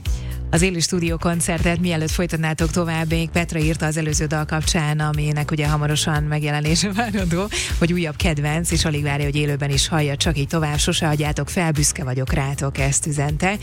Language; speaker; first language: Hungarian; native; Hungarian